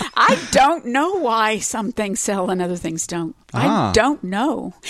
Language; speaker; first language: English; native; English